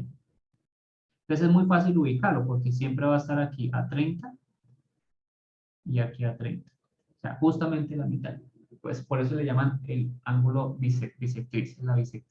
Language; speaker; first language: Spanish; native; Spanish